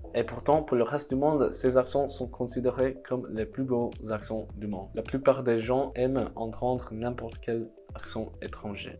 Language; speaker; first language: French; non-native, fluent; English